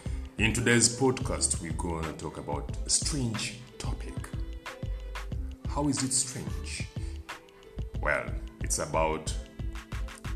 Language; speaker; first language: English; non-native, local second language; Ganda